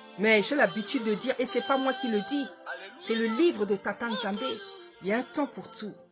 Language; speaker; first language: French; non-native, local second language; Lingala